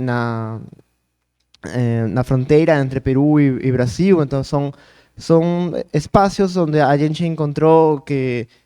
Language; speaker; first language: Portuguese; non-native, learner; Spanish